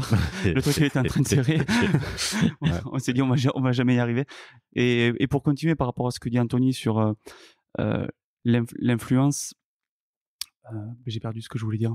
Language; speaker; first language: French; native; French